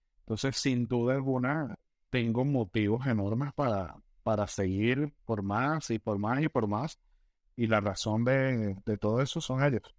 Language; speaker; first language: Spanish; native; Spanish